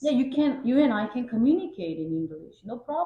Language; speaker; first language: English; non-native, fluent; Korean